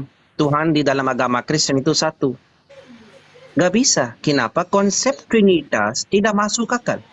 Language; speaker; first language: Indonesian; non-native, learner; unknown